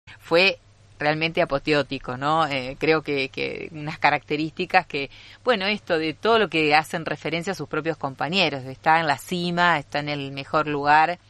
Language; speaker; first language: Spanish; native; Spanish